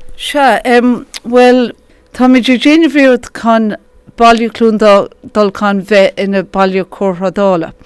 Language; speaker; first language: Irish; non-native, local second language; English